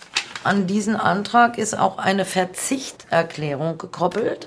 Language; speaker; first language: German; native; German